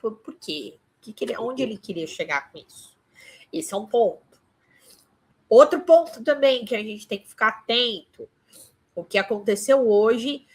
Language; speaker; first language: Portuguese; native; Portuguese